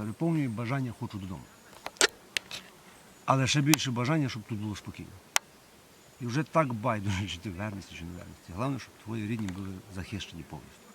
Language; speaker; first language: Ukrainian; native; Ukrainian